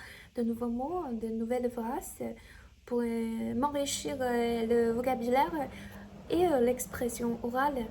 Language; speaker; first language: French; non-native, learner; Chinese